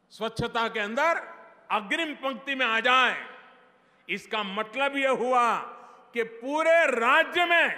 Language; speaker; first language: Hindi; non-native, local second language; Gujarati